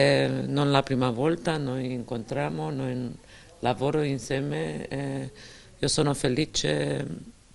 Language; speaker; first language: Italian; non-native, learner; Romanian